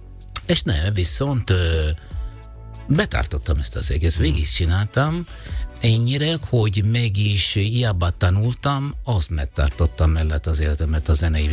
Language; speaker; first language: Hungarian; non-native, fluent; Italian